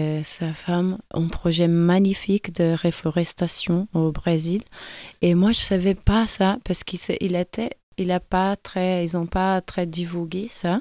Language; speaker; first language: French; non-native, fluent; Portuguese